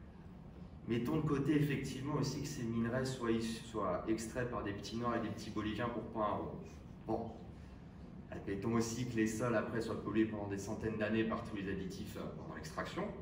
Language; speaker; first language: French; native; French